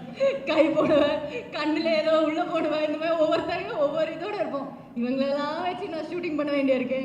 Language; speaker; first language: Tamil; native; Tamil